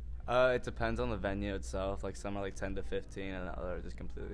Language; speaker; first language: English; native; English